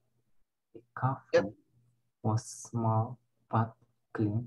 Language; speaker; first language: English; non-native, learner; Indonesian